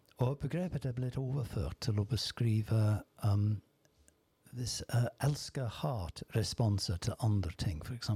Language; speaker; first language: Norwegian; non-native, fluent; English